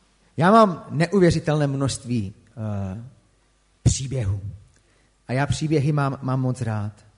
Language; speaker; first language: Czech; native; Czech